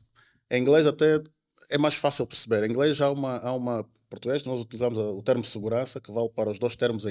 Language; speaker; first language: Portuguese; native; Portuguese